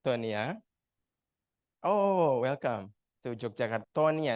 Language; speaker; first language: English; non-native, learner; Indonesian